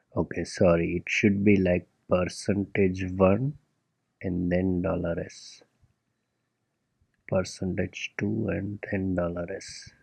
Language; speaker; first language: English; non-native, local second language; Gujarati